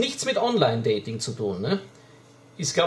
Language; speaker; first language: German; native; German